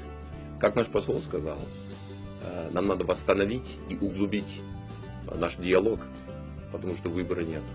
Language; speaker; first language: Russian; non-native, fluent; English